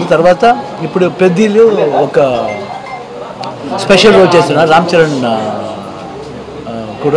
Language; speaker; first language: Telugu; non-native, learner; Kannada